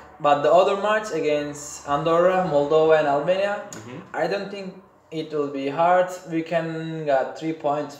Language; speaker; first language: English; non-native, learner; Turkish